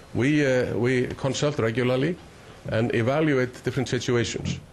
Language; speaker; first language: English; non-native, fluent; Icelandic